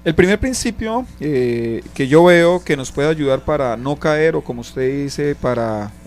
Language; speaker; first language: Spanish; native; Spanish